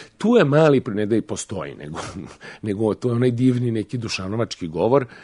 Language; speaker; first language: Serbian; native; Serbian